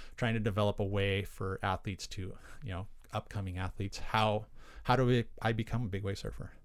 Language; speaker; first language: English; native; English